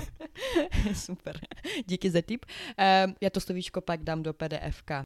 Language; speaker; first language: Czech; non-native, fluent; Ukrainian